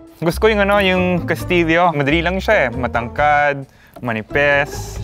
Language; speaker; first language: English; non-native, local second language; Filipino